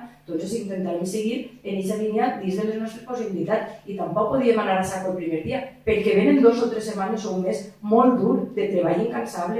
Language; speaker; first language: Catalan; native; Catalan